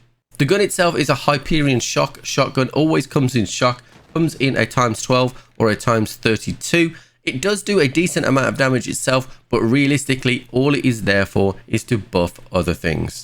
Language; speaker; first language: English; native; English